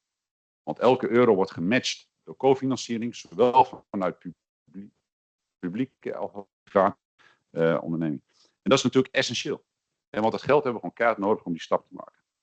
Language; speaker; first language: Dutch; native; Dutch